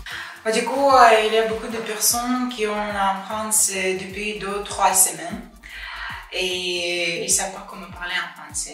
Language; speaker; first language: French; non-native, learner; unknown